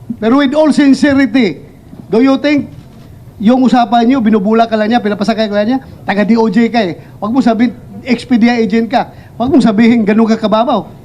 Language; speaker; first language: Filipino; non-native, local second language; Cebuano